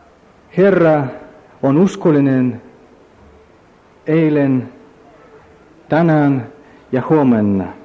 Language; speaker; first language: Finnish; non-native, learner; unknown